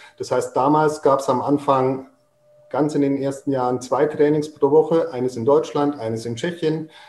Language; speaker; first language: German; native; German